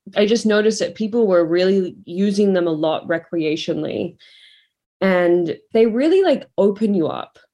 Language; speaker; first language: English; native; English